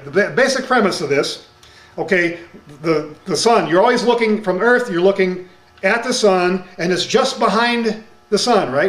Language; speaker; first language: English; native; English